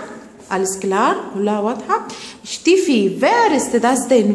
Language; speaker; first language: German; non-native, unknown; Arabic